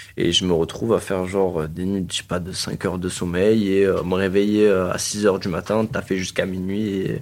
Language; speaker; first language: French; native; French